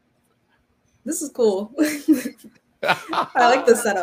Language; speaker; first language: English; early bilingual, other home language; Haitian Creole